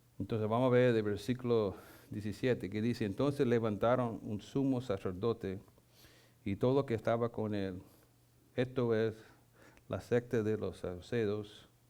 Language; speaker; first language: Spanish; non-native, fluent; English